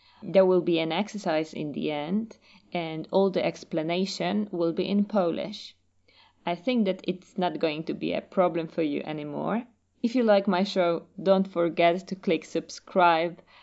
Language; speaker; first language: English; non-native, fluent; Polish